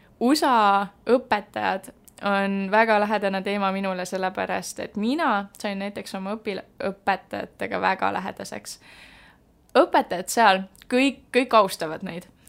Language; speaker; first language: Estonian; native; Estonian